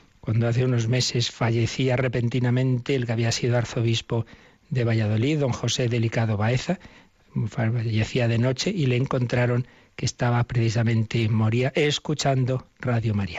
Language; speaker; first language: Spanish; native; Spanish